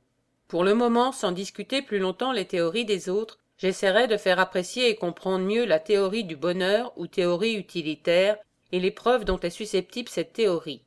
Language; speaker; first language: French; native; French